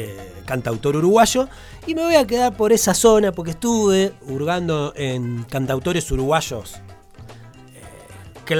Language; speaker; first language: Spanish; native; Spanish